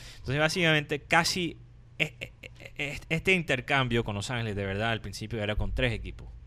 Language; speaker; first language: Spanish; non-native, fluent; English